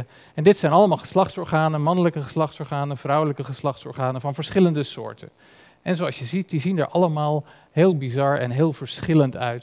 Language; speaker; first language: Dutch; native; Dutch